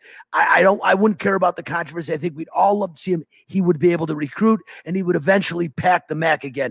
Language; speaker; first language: English; native; English